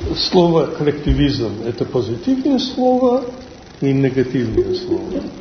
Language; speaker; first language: Russian; non-native, learner; English